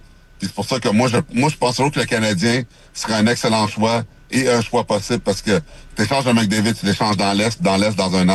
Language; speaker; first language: French; native; French